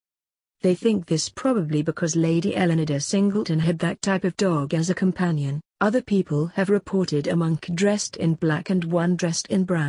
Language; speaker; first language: English; native; English